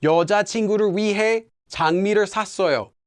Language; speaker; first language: Korean; non-native, fluent; English